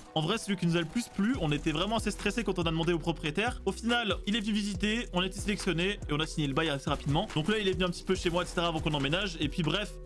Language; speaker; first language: French; native; French